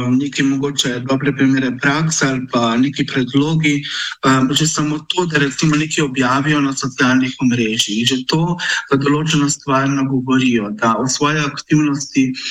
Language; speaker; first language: Slovenian; non-native, local second language; Romany